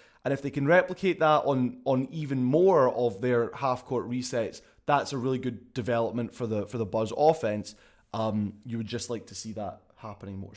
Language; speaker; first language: English; native; English